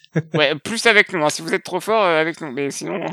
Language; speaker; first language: French; native; French